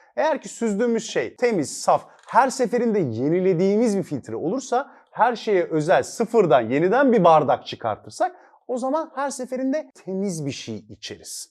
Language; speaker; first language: Turkish; native; Turkish